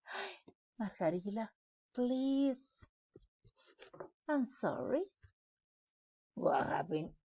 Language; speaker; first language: English; non-native, learner; Spanish